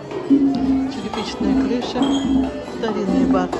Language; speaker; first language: Russian; native; Russian